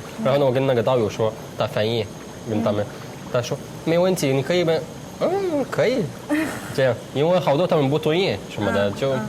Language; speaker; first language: Chinese; non-native, learner; Arabic